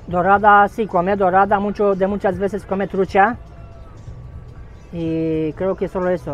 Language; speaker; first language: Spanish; non-native, learner; Romanian